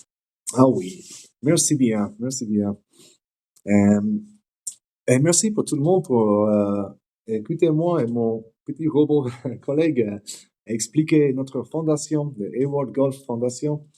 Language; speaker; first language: French; non-native, learner; English